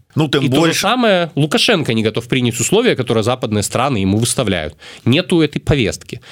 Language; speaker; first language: Russian; native; Russian